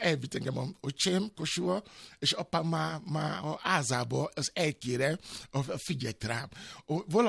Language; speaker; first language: Hungarian; non-native, learner; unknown